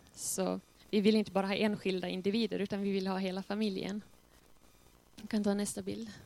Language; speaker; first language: Swedish; native; Swedish